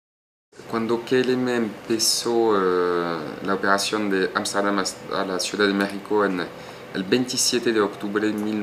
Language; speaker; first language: Spanish; non-native, fluent; French